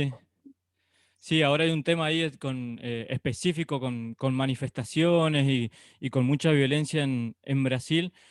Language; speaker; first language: Spanish; native; Spanish